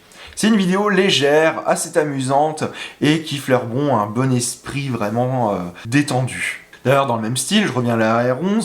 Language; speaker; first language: French; native; French